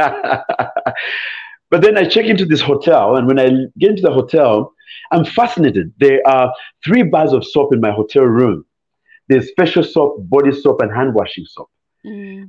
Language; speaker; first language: English; non-native, local second language; Ganda